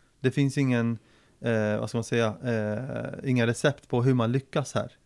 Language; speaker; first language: Swedish; early bilingual, other home language; Arabic